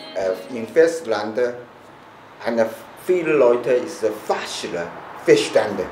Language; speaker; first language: German; non-native, learner; Chinese